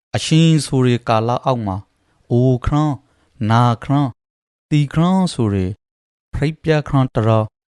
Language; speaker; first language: Burmese; native; Burmese